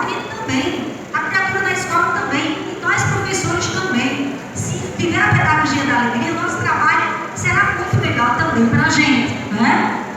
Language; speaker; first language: Portuguese; native; Portuguese